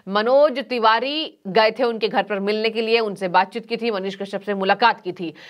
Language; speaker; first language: Hindi; native; Hindi